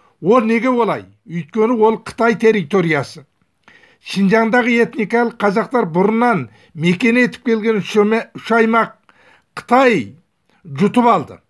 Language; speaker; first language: Kazakh; native; Kazakh